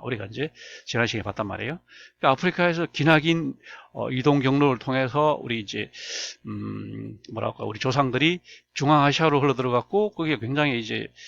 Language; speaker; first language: Korean; native; Korean